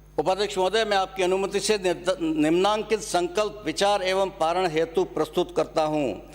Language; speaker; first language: Hindi; native; Hindi